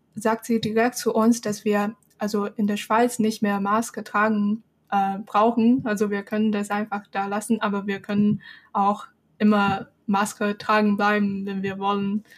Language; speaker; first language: German; non-native, fluent; Chinese